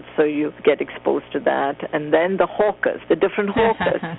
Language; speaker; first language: English; non-native, local second language; Tamil